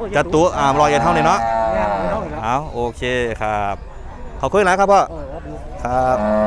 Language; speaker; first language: Thai; native; Thai